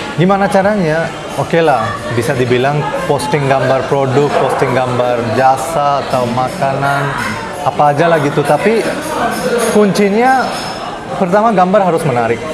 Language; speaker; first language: Indonesian; non-native, fluent; Bangla